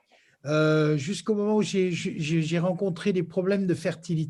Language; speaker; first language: French; native; French